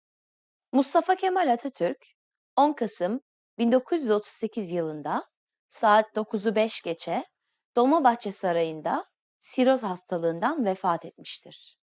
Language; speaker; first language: Turkish; native; Turkish